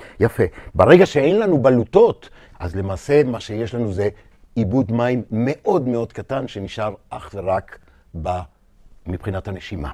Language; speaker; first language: Hebrew; native; Hebrew